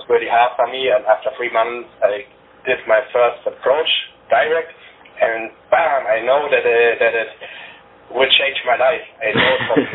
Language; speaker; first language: English; non-native, learner; German